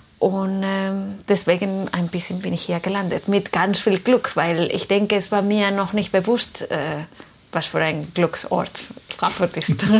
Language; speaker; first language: German; non-native, fluent; Spanish